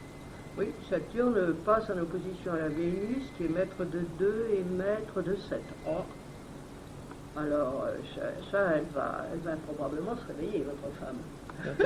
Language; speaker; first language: French; native; French